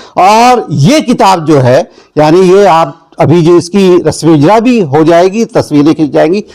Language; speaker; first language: Urdu; native; Urdu